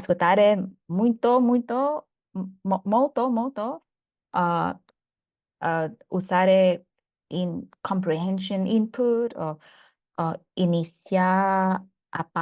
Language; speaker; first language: Italian; non-native, learner; Thai